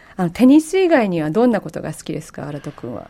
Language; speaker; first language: Japanese; native; Japanese